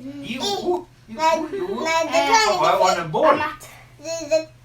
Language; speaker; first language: Norwegian; early bilingual, other home language; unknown